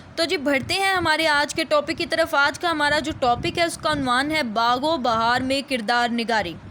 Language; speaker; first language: Urdu; native; Urdu